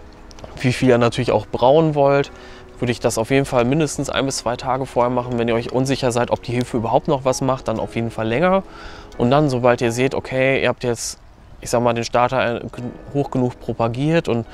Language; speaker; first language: German; native; German